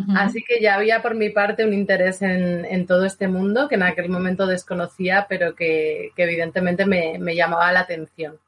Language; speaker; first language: Spanish; native; Spanish